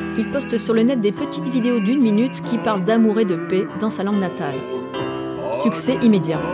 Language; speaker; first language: French; native; French